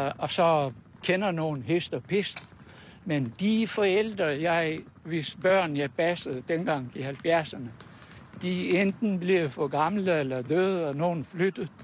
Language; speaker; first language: Danish; non-native, fluent; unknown